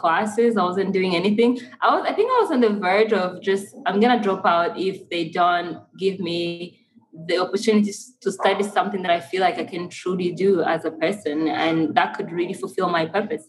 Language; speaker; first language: English; non-native, local second language; Kinyarwanda